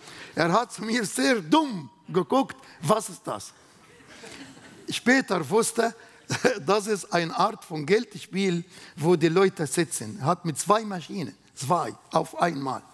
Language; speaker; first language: German; non-native, fluent; Arabic